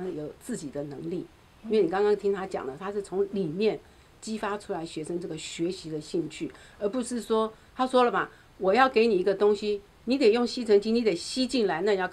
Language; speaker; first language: Chinese; native; Chinese